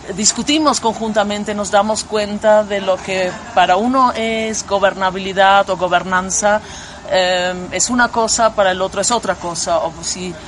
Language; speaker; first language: Spanish; non-native, fluent; German